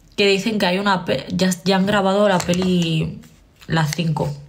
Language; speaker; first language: Spanish; native; Spanish